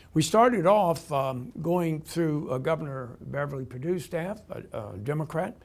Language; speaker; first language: English; native; English